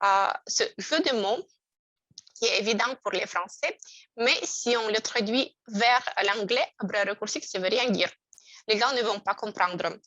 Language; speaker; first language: French; non-native, fluent; Russian